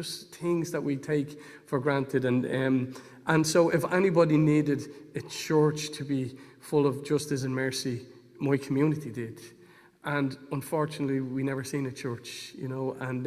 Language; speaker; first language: English; native; English